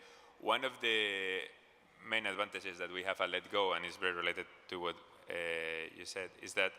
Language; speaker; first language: English; non-native, fluent; Spanish